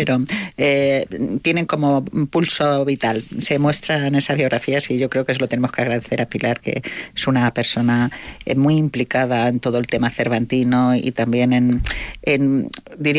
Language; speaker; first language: Spanish; native; Spanish